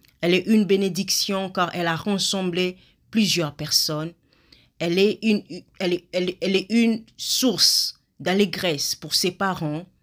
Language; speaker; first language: French; non-native, local second language; Lingala